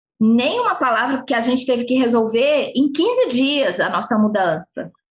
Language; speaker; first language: Portuguese; non-native, fluent; Arabic